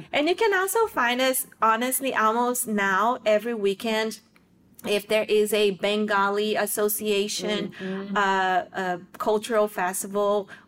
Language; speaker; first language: English; non-native, fluent; Portuguese